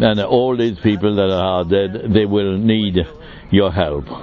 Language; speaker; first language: English; non-native, fluent; French